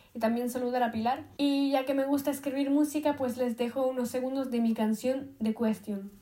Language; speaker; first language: Spanish; early bilingual, other home language; Italian